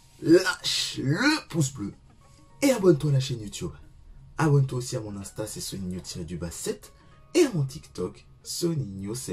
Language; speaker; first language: French; native; French